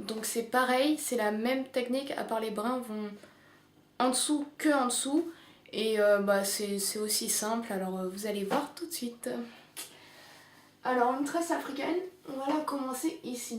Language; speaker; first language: French; native; French